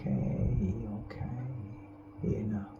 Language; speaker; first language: English; non-native, fluent; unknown